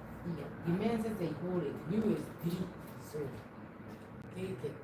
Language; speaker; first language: Dutch; non-native, learner; Kikuyu